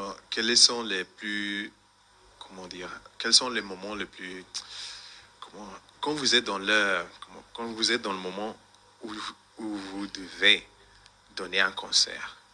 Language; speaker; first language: French; non-native, fluent; Spanish